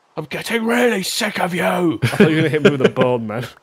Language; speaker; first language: English; native; English